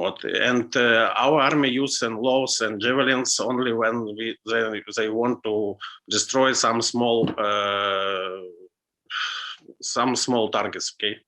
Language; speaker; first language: English; non-native, learner; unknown